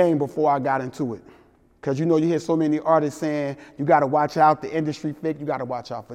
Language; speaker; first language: English; native; English